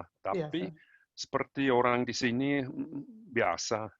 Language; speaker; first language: Indonesian; non-native, learner; German